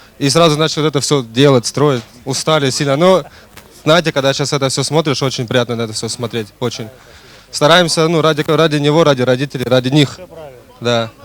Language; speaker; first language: Russian; native; Russian